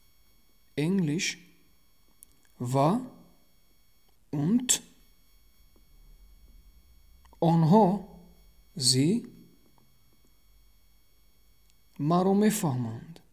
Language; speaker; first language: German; non-native, learner; Tajik